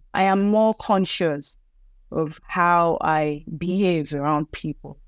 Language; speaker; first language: English; non-native, local second language; Yoruba